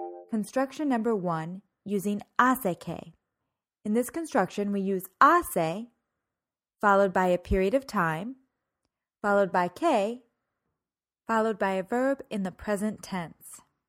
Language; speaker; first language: English; native; English